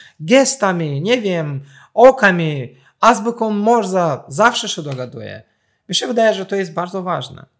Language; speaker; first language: Polish; non-native, fluent; Azerbaijani